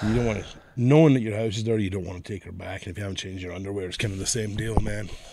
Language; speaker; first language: English; native; English